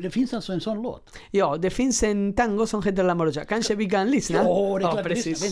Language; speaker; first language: Swedish; non-native, learner; Spanish